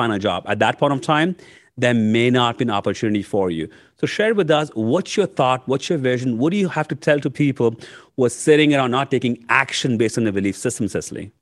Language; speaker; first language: English; non-native, local second language; Hindi